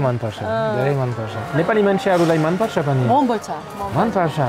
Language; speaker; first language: Nepali; non-native, learner; French